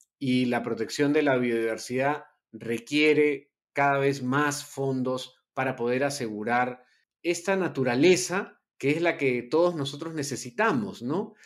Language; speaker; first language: Spanish; native; Spanish